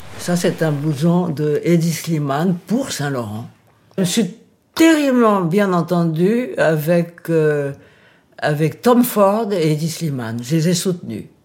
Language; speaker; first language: French; early bilingual, other home language; Portuguese